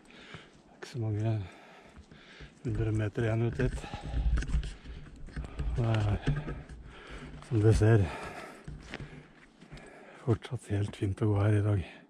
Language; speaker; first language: Norwegian; native; Norwegian